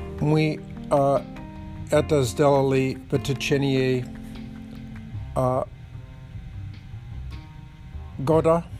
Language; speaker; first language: Russian; non-native, learner; English